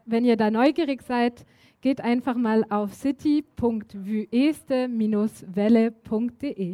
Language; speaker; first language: German; native; German